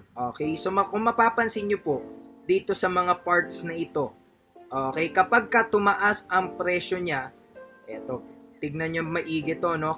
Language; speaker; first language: Filipino; native; Filipino